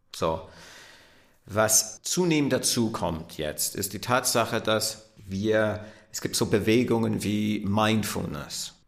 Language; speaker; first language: German; non-native, fluent; English